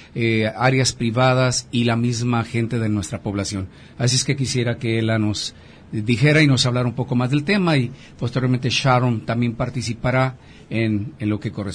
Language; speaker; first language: Spanish; native; Spanish